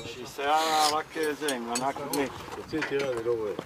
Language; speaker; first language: Hebrew; native; Hebrew